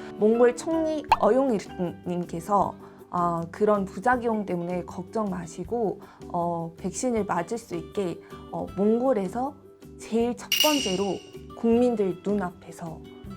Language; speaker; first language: Korean; non-native, fluent; Mongolian